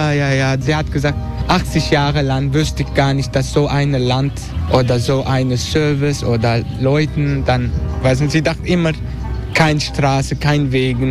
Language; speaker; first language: German; non-native, learner; Turkish